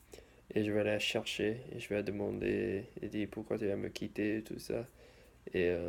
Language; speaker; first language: French; non-native, learner; English